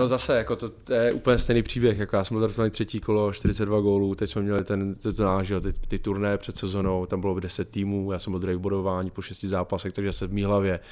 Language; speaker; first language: Czech; native; Czech